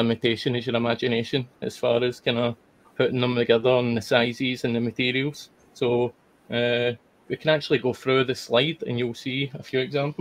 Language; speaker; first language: English; native; English